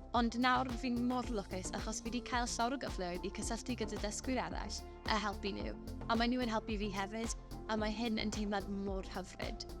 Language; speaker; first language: Welsh; non-native, local second language; English